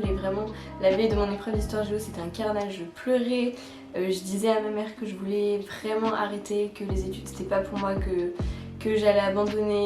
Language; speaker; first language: French; native; French